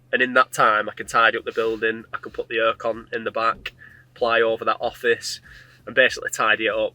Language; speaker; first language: English; native; English